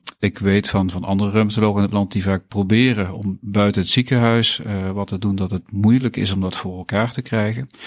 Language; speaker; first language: Dutch; native; Dutch